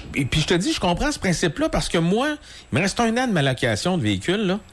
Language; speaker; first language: French; native; French